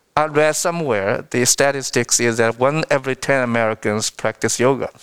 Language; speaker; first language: English; non-native, fluent; Chinese